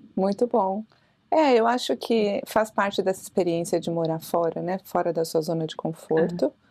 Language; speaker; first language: Portuguese; native; Portuguese